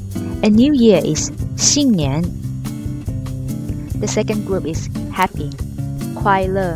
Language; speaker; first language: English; non-native, fluent; Chinese